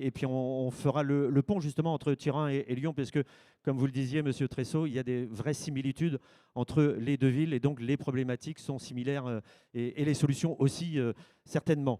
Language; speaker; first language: French; native; French